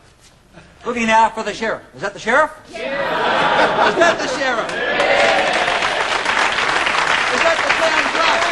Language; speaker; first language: English; native; English